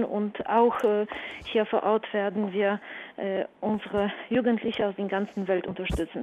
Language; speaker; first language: German; non-native, fluent; Polish